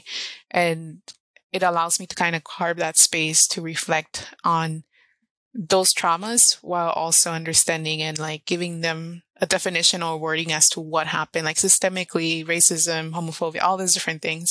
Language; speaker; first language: English; early bilingual, other home language; Spanish